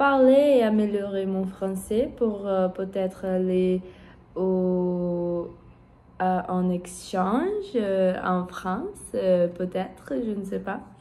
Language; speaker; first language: French; non-native, learner; Portuguese